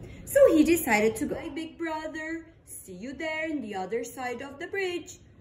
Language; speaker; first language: English; non-native, fluent; Portuguese